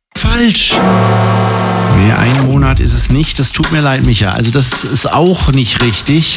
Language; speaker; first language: German; native; German